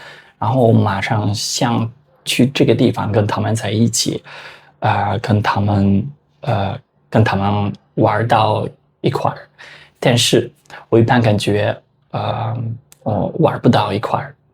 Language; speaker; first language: Chinese; non-native, fluent; Spanish